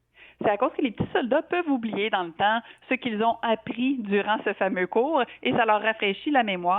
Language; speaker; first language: French; native; French